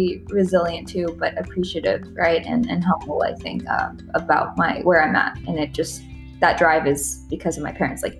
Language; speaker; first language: English; early bilingual, other home language; Spanish